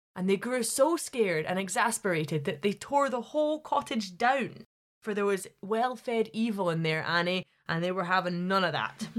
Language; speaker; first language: English; native; English